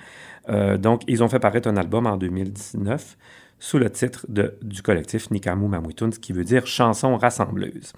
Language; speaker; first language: French; native; French